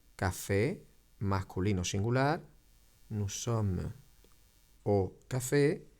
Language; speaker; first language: French; non-native, fluent; Spanish